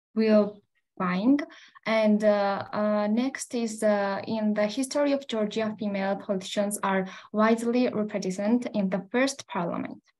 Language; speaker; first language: English; non-native, learner; Georgian